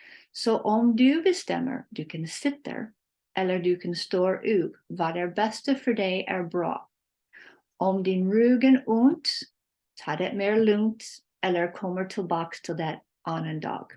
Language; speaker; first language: Swedish; non-native, learner; English